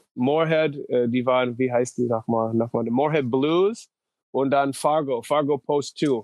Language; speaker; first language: German; non-native, fluent; English